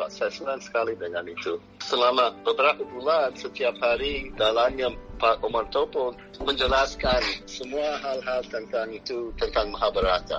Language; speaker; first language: Indonesian; non-native, fluent; English